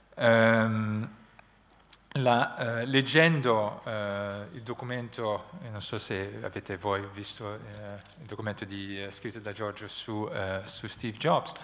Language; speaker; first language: Italian; non-native, fluent; Dutch